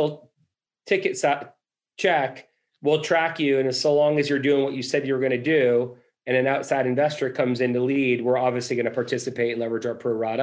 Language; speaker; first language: English; native; English